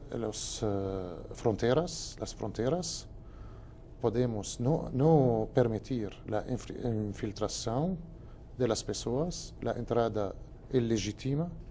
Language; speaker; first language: Portuguese; non-native, fluent; Spanish